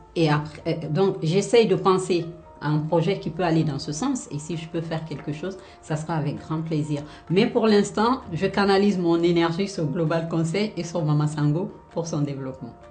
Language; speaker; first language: French; non-native, local second language; Fula